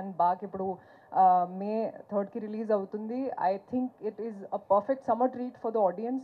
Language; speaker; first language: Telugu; non-native, fluent; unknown